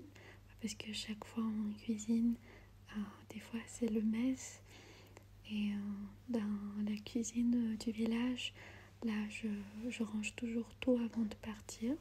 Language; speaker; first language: French; non-native, fluent; Armenian